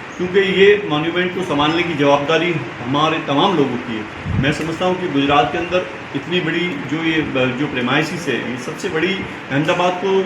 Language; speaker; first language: Hindi; non-native, local second language; Gujarati